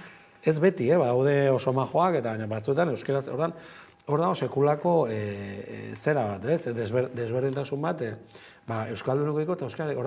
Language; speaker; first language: Basque; native; Basque